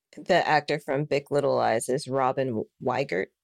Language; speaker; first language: English; non-native, fluent; Portuguese